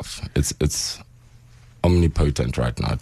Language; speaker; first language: English; non-native, local second language; Northern Sotho